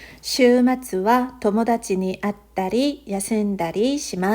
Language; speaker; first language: Japanese; non-native, fluent; Korean